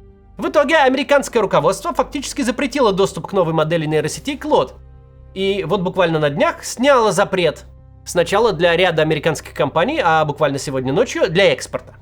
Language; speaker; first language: Russian; native; Russian